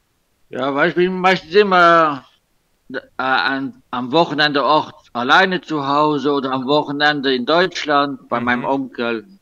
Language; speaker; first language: German; non-native, local second language; Luxembourgish